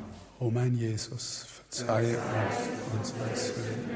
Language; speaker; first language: German; native; German